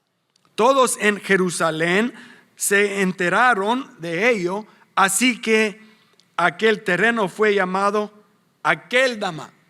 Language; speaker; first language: Spanish; non-native, fluent; English